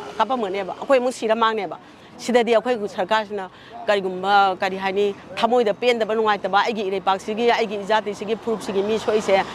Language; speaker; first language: Manipuri; native; Manipuri